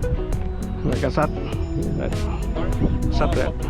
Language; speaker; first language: Swedish; non-native, fluent; Vietnamese